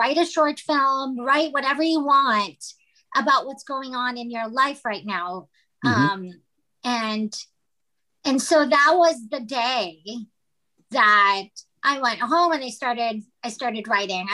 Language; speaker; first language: English; non-native, local second language; Filipino